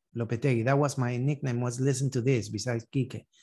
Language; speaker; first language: English; non-native, fluent; Spanish